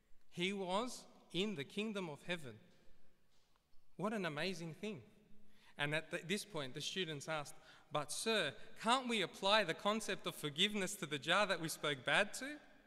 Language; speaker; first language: English; early bilingual, other home language; Greek